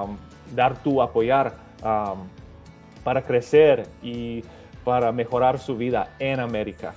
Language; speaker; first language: Spanish; early bilingual, other home language; Serbian